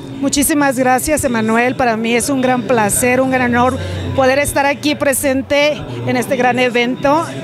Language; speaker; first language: Spanish; native; Spanish